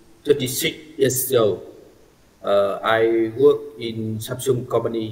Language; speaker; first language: English; non-native, learner; Vietnamese